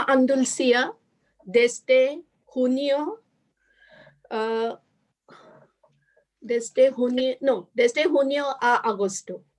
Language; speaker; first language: Spanish; non-native, learner; English